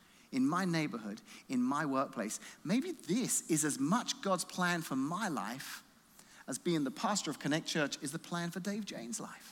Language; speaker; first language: English; native; English